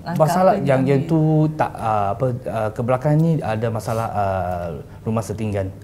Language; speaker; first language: Malay; native; Malay